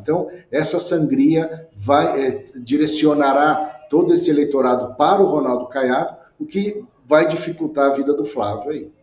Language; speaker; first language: Portuguese; native; Portuguese